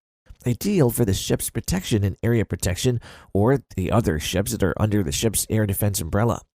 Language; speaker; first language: English; non-native, fluent; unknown